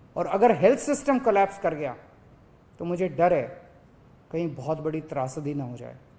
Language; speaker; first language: Hindi; native; Hindi